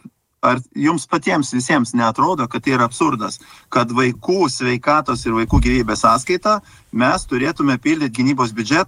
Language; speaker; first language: Lithuanian; native; Lithuanian